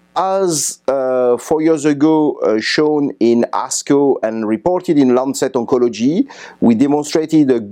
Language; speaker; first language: English; non-native, fluent; French